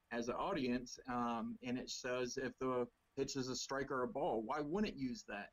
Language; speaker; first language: English; native; English